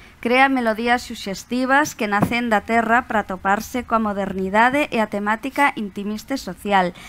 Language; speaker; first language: Galician; native; Galician